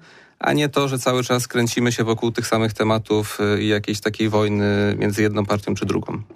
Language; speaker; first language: Polish; native; Polish